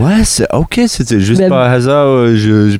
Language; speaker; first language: French; non-native, learner; English